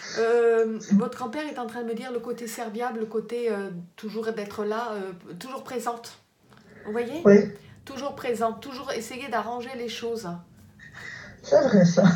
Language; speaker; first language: French; native; French